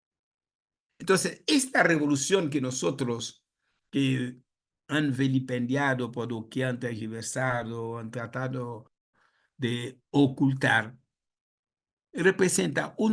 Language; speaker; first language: Spanish; non-native, fluent; Haitian Creole